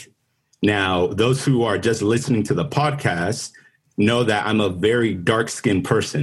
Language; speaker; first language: English; non-native, fluent; Spanish